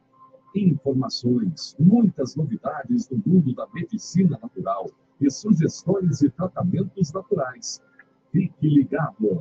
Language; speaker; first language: Portuguese; native; Portuguese